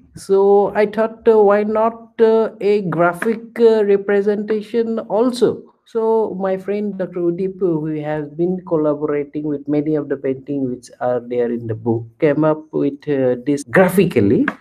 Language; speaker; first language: English; non-native, local second language; Assamese